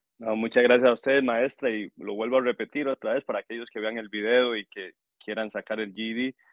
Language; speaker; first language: Spanish; native; Spanish